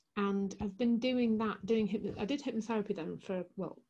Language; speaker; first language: English; native; English